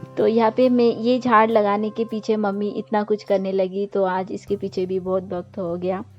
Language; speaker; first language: Hindi; non-native, local second language; Bangla